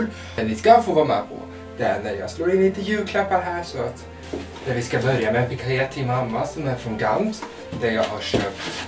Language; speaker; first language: Swedish; native; Swedish